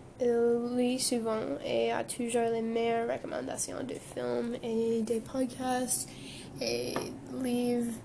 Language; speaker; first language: French; non-native, learner; English